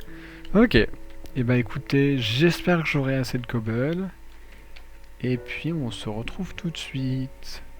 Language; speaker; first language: French; native; French